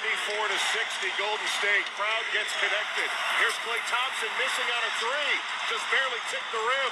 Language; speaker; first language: English; native; English